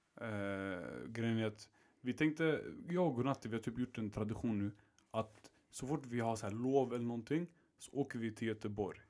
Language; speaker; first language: Swedish; early bilingual, other home language; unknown